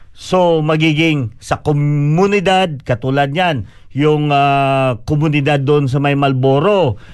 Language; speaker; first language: Filipino; non-native, local second language; Cebuano